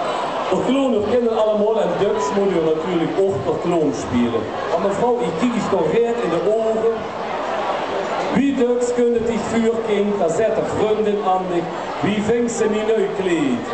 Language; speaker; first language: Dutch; non-native, local second language; Limburgish